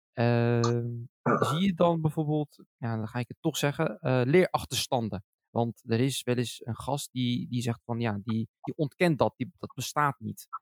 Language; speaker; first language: Dutch; early bilingual, other home language; Arabic